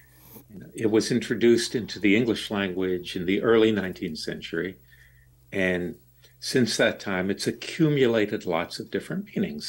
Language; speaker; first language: English; native; English